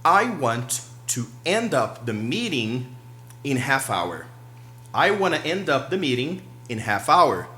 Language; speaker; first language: English; non-native, fluent; Portuguese